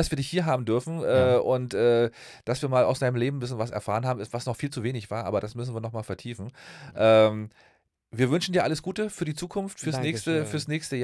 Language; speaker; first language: German; native; German